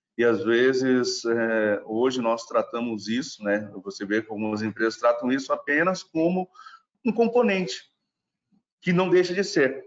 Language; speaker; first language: Portuguese; non-native, fluent; German